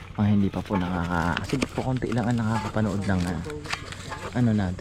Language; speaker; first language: Filipino; native; Filipino